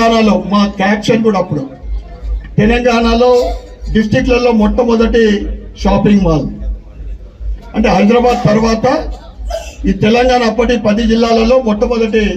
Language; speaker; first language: Telugu; native; Telugu